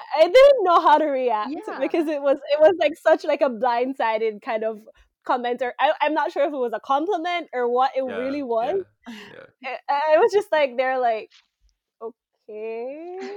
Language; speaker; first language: English; native; English